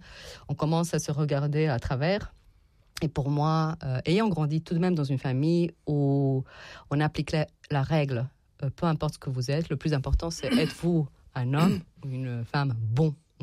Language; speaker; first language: French; non-native, fluent; Serbian